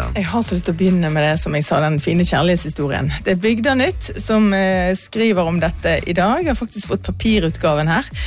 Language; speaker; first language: Norwegian; native; Norwegian